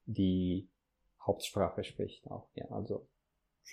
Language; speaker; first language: German; non-native, fluent; Italian